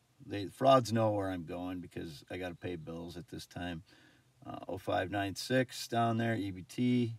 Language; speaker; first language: English; native; English